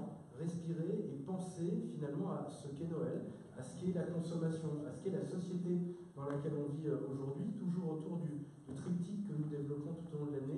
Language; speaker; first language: French; native; French